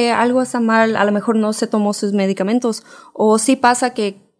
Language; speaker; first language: Spanish; early bilingual, heritage; Spanish